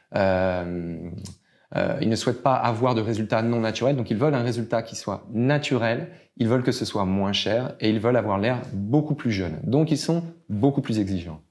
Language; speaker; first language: French; native; French